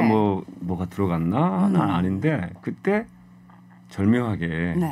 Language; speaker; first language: Korean; native; Korean